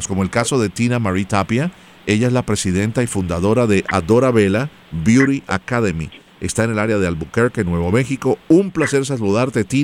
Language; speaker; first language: Spanish; native; Spanish